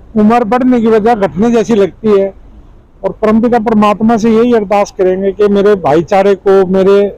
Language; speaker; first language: Hindi; non-native, local second language; Punjabi